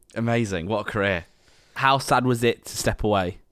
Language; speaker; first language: English; native; English